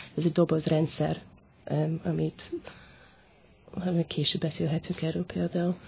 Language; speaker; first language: Hungarian; non-native, fluent; English